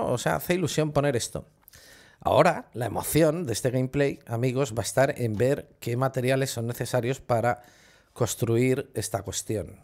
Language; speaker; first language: Spanish; native; Spanish